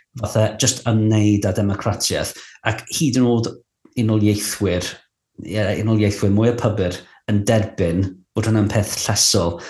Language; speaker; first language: Welsh; non-native, local second language; English